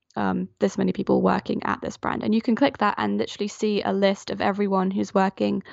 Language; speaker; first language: English; non-native, fluent; French